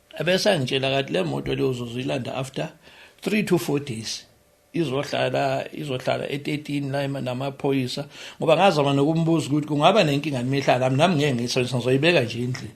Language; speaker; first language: Zulu; native; Zulu